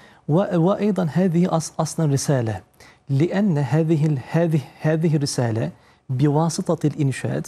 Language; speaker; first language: Arabic; non-native, fluent; Turkish